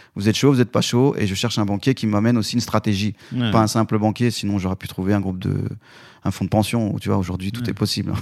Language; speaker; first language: French; native; French